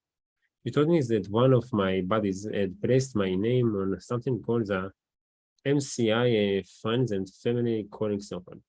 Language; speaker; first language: English; non-native, learner; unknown